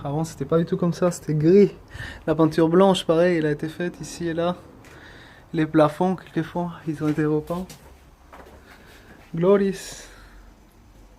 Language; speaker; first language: French; early bilingual, other home language; Spanish